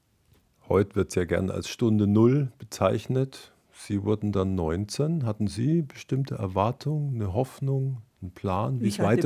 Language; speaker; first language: German; native; German